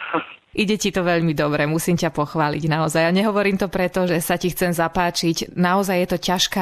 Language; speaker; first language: Slovak; native; Slovak